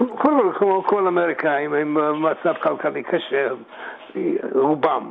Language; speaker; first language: Hebrew; non-native, fluent; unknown